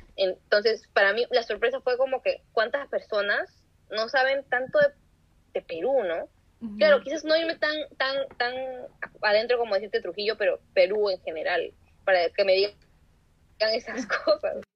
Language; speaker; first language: Spanish; native; Spanish